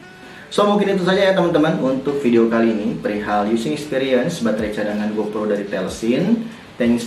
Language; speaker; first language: Indonesian; native; Indonesian